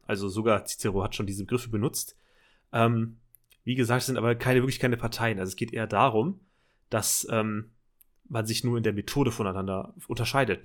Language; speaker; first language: German; native; German